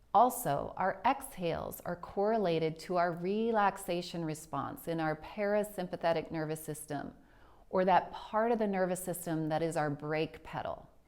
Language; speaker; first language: English; native; English